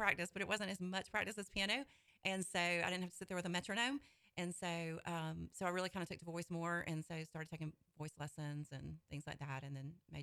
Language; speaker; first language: English; native; English